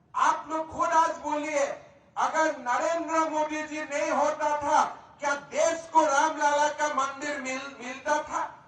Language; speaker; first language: Hindi; non-native, local second language; Assamese